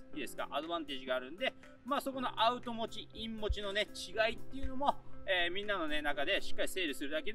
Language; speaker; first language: Japanese; native; Japanese